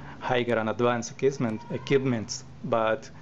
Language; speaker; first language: English; non-native, learner; Spanish